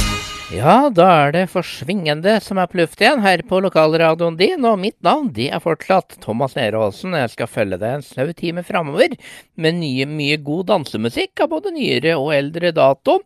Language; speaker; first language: Norwegian; native; Norwegian